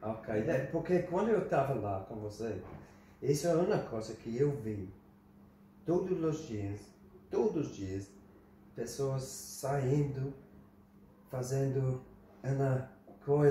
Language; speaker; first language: Portuguese; non-native, learner; English